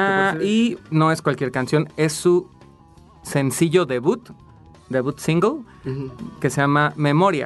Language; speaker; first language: Spanish; native; Spanish